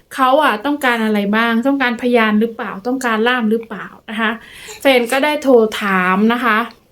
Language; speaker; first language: Thai; native; Thai